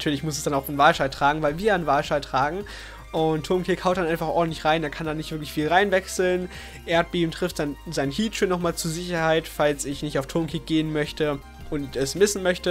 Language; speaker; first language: German; native; German